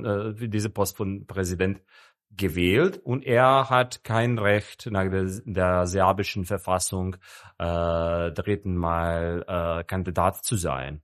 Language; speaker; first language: German; non-native, fluent; Serbian